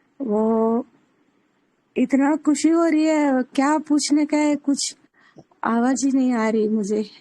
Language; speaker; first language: Hindi; non-native, local second language; Tamil